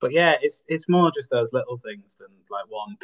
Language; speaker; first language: English; native; English